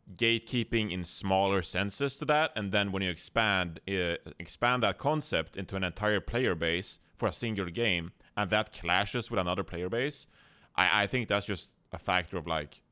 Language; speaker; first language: English; non-native, fluent; Swedish